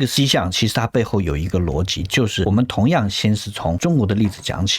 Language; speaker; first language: Chinese; native; Chinese